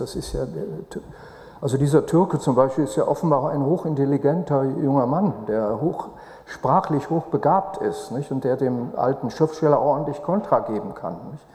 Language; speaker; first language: German; native; German